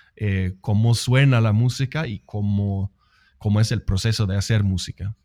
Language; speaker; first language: Spanish; non-native, fluent; Swedish